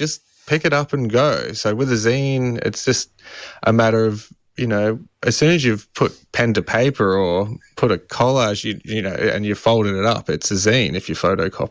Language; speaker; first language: English; native; English